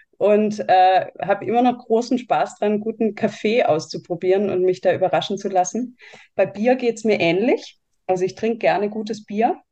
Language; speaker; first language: German; native; German